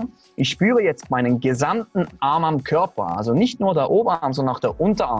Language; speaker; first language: German; native; German